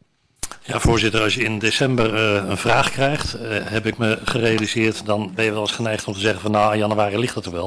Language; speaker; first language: Dutch; native; Dutch